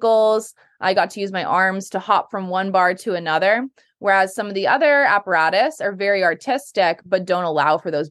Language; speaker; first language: English; native; English